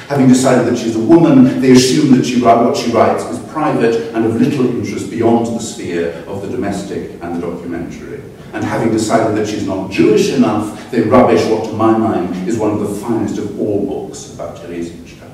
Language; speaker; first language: English; native; English